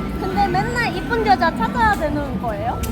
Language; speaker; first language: Korean; non-native, fluent; Vietnamese